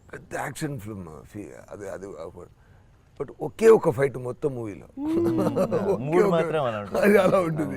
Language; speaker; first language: Telugu; non-native, learner; Tamil